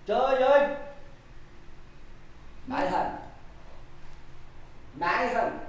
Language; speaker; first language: Vietnamese; non-native, learner; Korean